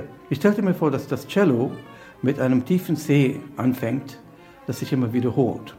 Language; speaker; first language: German; non-native, fluent; English